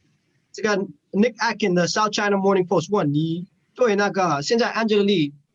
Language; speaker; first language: Chinese; non-native, fluent; English